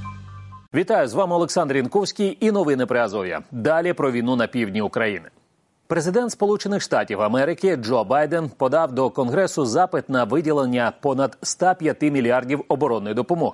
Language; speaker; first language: Ukrainian; native; Ukrainian